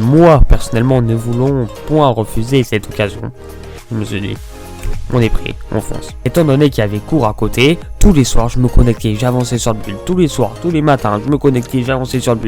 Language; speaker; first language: French; native; French